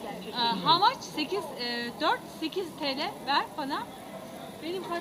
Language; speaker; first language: Turkish; native; Turkish